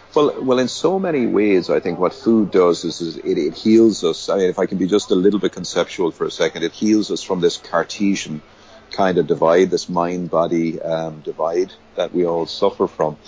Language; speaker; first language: English; native; English